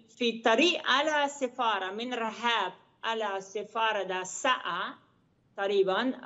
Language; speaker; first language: Arabic; non-native, learner; Dutch